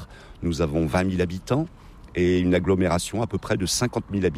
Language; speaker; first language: French; native; French